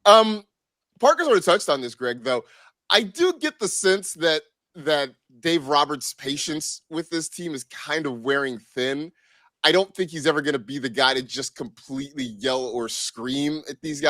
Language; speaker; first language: English; native; English